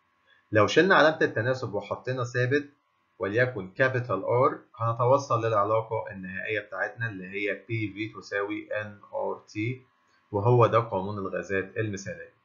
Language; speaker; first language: Arabic; native; Arabic